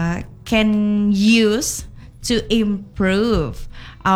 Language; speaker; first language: English; non-native, learner; Indonesian